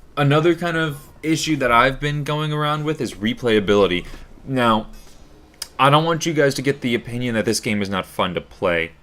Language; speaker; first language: English; native; English